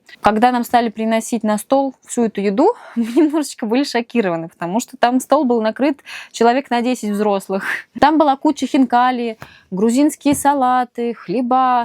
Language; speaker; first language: Russian; native; Russian